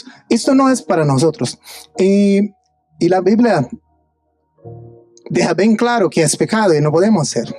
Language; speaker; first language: Spanish; non-native, fluent; Portuguese